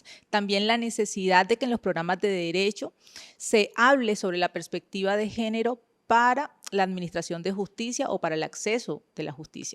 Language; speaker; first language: Spanish; native; Spanish